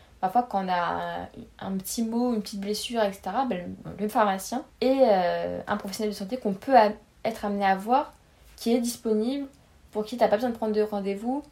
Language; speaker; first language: French; native; French